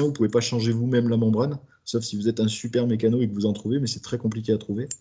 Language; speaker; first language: French; native; French